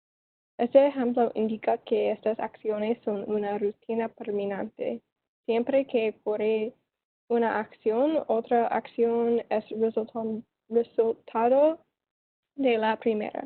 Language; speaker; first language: Spanish; non-native, learner; English